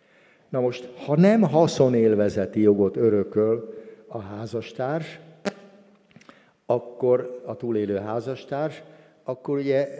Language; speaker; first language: Hungarian; native; Hungarian